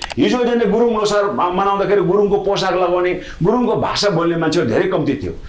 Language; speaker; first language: Nepali; non-native, local second language; Sherpa